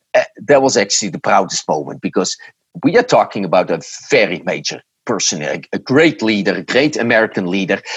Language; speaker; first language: English; non-native, fluent; Dutch